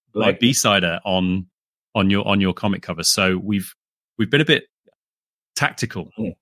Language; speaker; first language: English; native; English